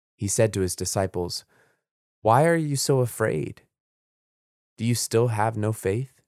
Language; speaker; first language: English; native; English